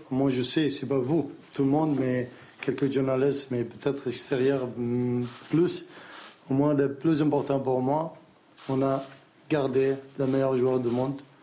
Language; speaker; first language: French; non-native, learner; Arabic